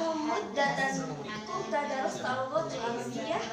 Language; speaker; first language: Arabic; non-native, learner; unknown